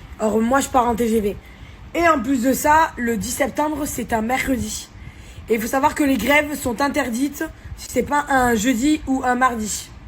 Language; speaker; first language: French; native; French